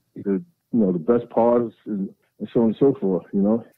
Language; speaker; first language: English; native; English